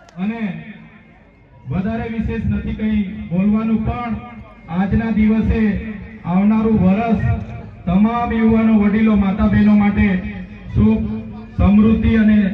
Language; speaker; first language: Gujarati; non-native, local second language; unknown